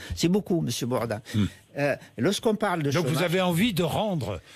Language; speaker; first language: French; non-native, fluent; Arabic